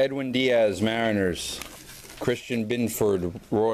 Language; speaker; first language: English; native; English